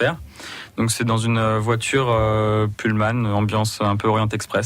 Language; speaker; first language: French; native; French